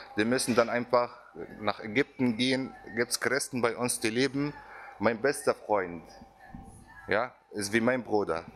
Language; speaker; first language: German; non-native, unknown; Arabic